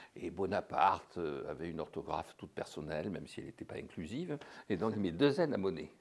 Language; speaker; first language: French; native; French